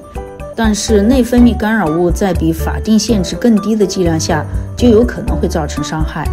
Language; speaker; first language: Chinese; native; Chinese